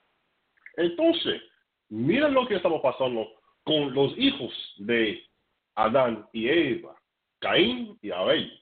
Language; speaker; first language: Spanish; non-native, fluent; English